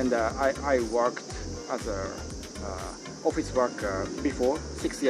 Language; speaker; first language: English; non-native, fluent; Japanese